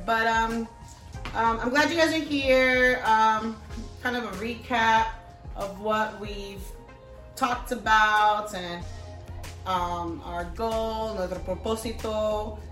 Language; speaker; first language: English; early bilingual, other home language; Spanish